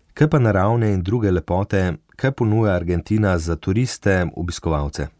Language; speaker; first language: Slovenian; native; Slovenian